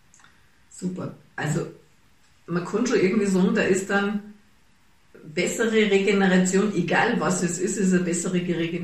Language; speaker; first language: German; native; German